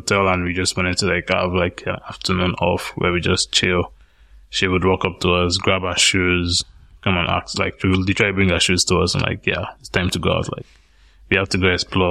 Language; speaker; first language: English; non-native, local second language; Yoruba